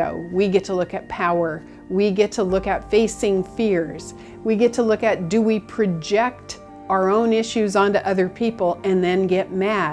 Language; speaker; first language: English; native; English